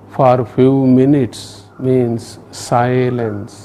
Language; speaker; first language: English; non-native, local second language; Kannada